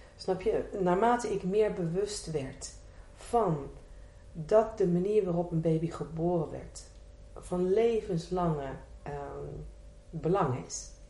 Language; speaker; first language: Dutch; native; Dutch